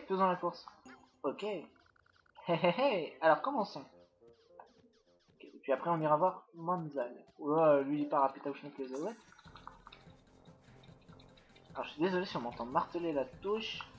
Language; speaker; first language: French; native; French